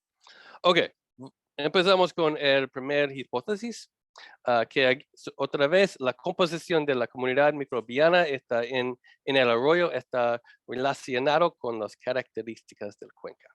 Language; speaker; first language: Spanish; non-native, learner; English